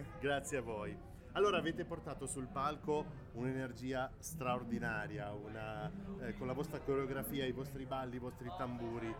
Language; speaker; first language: Italian; native; Italian